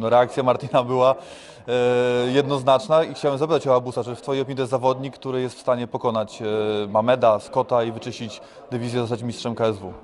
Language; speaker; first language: Polish; native; Polish